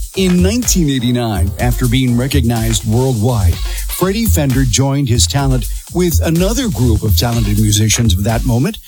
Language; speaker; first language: English; early bilingual, other home language; Spanish